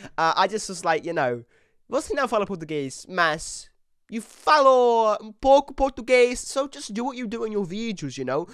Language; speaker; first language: Portuguese; non-native, learner; English